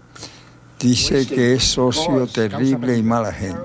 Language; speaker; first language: Spanish; native; Spanish